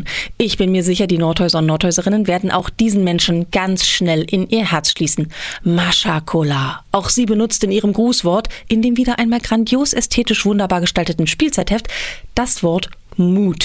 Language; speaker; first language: German; native; German